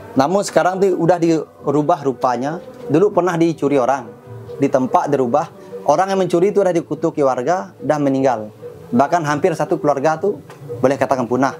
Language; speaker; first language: Indonesian; non-native, local second language; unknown